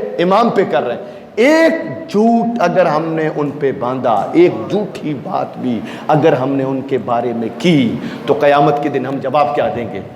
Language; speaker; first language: Urdu; native; Urdu